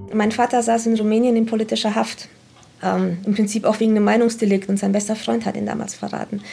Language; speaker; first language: German; non-native, fluent; Romanian